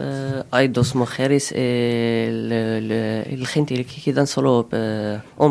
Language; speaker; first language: Spanish; non-native, learner; Arabic